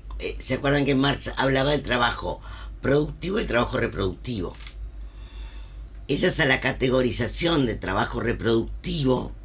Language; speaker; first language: Spanish; native; Spanish